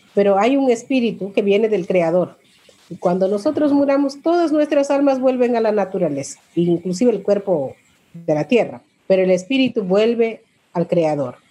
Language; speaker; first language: Spanish; non-native, local second language; Quechua